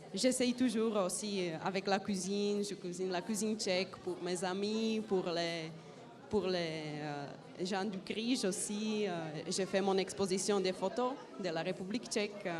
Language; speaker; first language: French; non-native, fluent; Czech